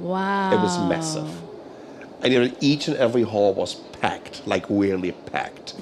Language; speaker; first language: English; non-native, fluent; German